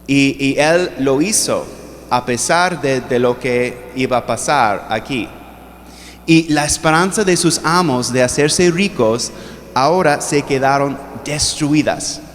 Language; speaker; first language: Spanish; non-native, fluent; English